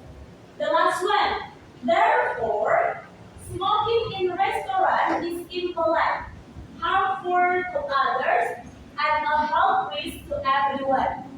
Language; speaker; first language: English; non-native, learner; Indonesian